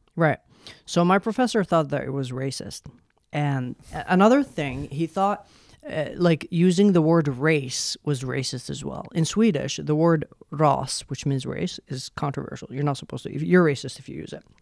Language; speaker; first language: English; non-native, fluent; Arabic